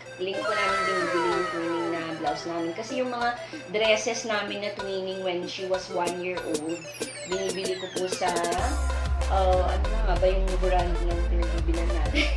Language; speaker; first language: Filipino; non-native, local second language; Iloko